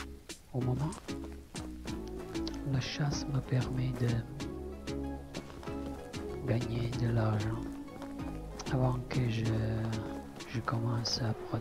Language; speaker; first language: French; non-native, learner; Italian